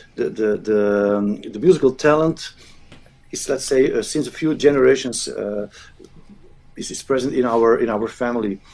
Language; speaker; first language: English; non-native, fluent; Dutch